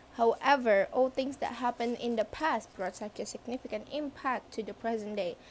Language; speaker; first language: English; non-native, fluent; Indonesian